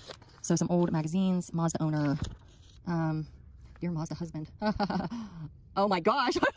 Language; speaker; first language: English; native; English